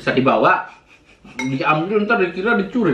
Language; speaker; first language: Indonesian; native; Indonesian